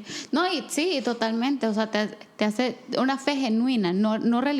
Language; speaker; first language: Spanish; native; Spanish